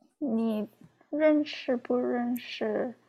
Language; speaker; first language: Chinese; non-native, learner; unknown